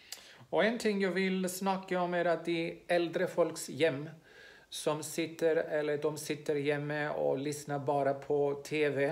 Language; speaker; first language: Swedish; non-native, fluent; Greek